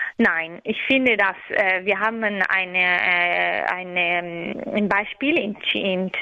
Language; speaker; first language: German; non-native, learner; Italian